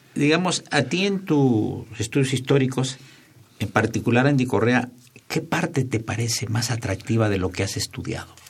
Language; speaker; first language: Spanish; native; Spanish